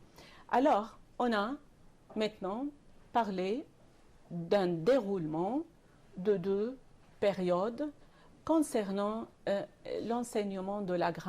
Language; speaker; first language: French; non-native, fluent; Arabic